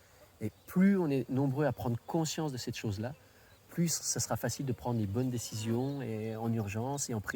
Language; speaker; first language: French; native; French